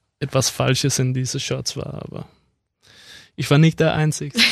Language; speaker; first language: German; non-native, fluent; Danish